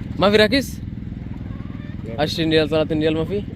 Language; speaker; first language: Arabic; non-native, learner; Bangla